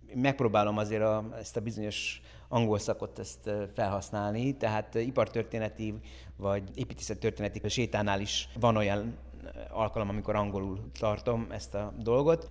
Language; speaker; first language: Hungarian; native; Hungarian